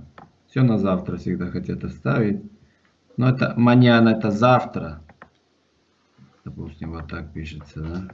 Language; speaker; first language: Russian; non-native, fluent; Spanish